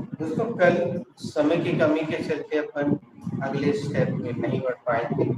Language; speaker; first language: Hindi; native; Hindi